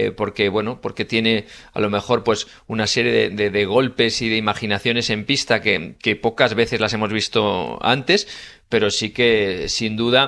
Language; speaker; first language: Spanish; native; Spanish